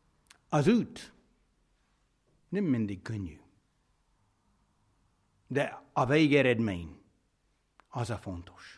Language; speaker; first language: Hungarian; non-native, fluent; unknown